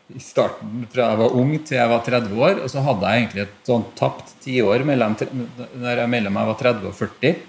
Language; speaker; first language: Norwegian; native; Norwegian